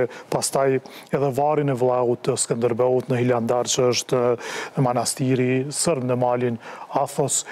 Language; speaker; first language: Albanian; native; Albanian